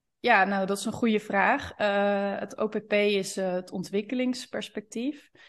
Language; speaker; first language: Dutch; native; Dutch